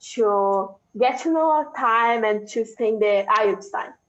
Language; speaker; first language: English; non-native, fluent; Portuguese